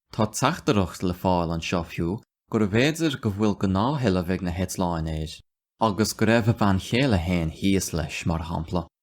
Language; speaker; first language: Irish; non-native, local second language; English